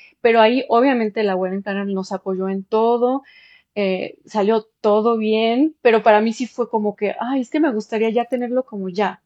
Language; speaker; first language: Spanish; early bilingual, heritage; Spanish